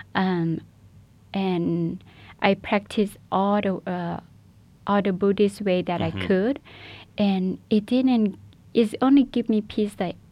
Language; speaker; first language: English; non-native, fluent; Burmese